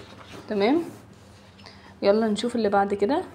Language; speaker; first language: Arabic; native; Arabic